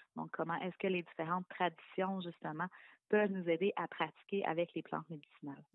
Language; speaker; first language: French; native; French